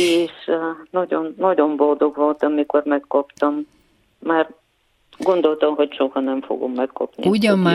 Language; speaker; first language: Hungarian; non-native, fluent; Bulgarian